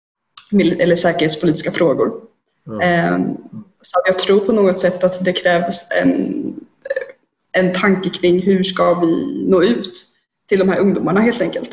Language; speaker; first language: Swedish; native; Swedish